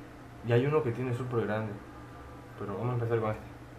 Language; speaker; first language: Spanish; native; Spanish